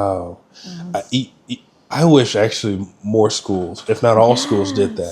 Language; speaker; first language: English; native; English